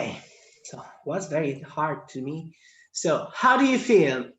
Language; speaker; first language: English; non-native, fluent; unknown